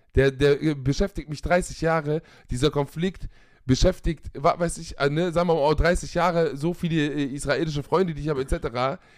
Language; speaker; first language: German; native; German